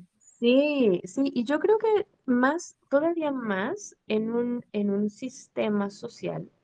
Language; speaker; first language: Spanish; native; Spanish